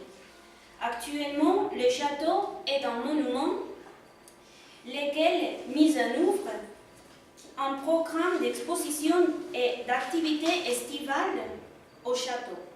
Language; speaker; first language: French; non-native, learner; Spanish